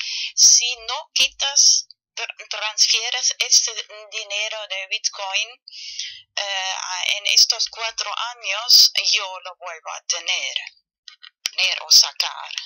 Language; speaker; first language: Spanish; non-native, fluent; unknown